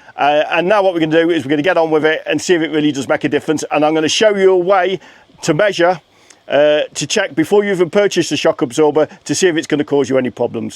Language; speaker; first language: English; native; English